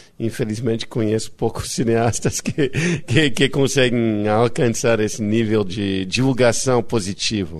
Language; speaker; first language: Portuguese; non-native, fluent; English